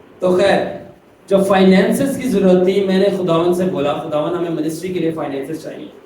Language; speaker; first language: Urdu; non-native, local second language; Punjabi